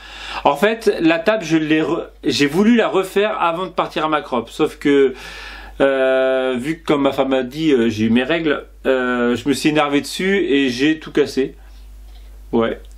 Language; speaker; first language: French; native; French